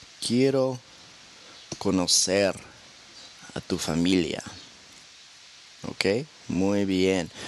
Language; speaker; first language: Spanish; non-native, fluent; English